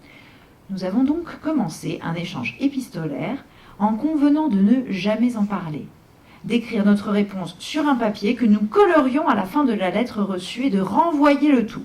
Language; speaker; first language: French; native; French